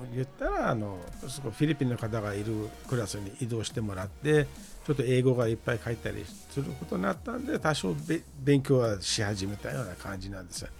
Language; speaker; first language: Japanese; non-native, fluent; Persian